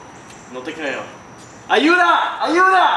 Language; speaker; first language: Spanish; non-native, learner; English